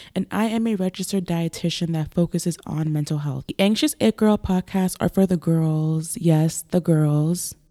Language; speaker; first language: English; native; English